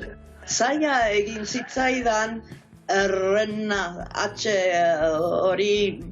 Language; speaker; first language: Basque; non-native, fluent; English